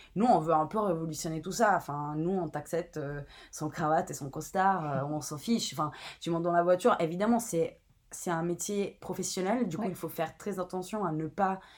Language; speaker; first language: French; non-native, fluent; Italian